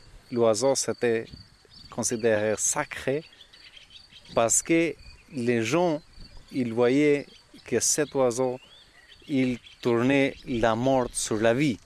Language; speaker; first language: French; non-native, fluent; Albanian